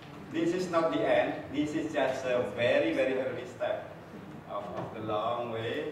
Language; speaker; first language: English; non-native, fluent; Indonesian